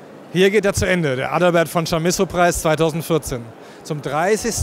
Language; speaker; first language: German; native; German